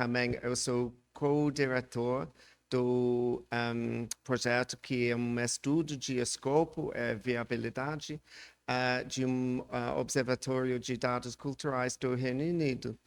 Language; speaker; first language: Portuguese; non-native, learner; English